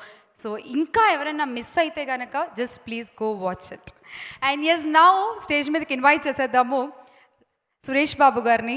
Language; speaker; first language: Telugu; native; Telugu